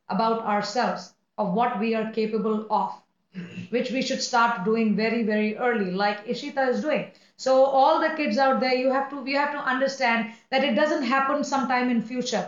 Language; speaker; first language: English; non-native, local second language; Hindi